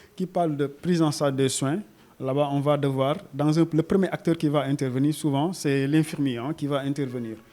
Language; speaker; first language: French; non-native, local second language; Wolof